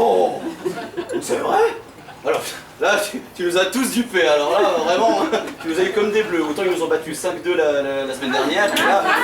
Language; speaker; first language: French; native; French